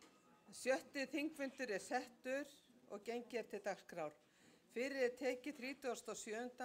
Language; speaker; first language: Icelandic; native; Icelandic